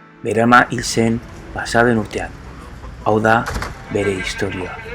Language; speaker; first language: Basque; non-native, learner; Spanish